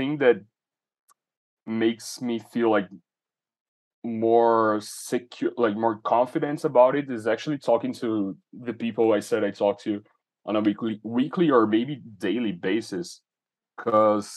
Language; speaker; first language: English; non-native, fluent; Portuguese